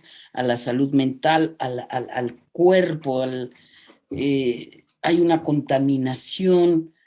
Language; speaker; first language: Spanish; native; Spanish